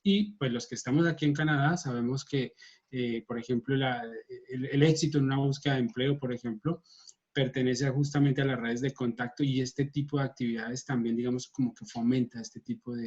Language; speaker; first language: Spanish; native; Spanish